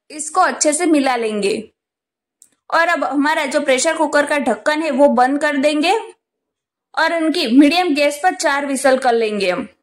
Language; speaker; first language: Hindi; non-native, local second language; Gujarati